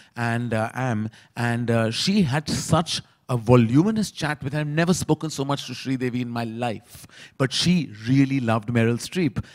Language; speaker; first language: English; non-native, local second language; Hindi